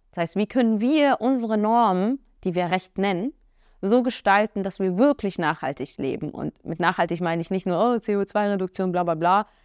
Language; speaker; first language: German; early bilingual, other home language; Arabic